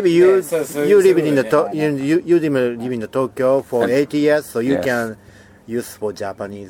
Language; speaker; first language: English; non-native, learner; Japanese